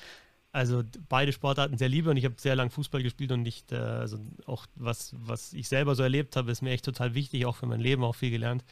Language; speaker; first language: German; native; German